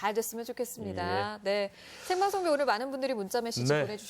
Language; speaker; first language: Korean; native; Korean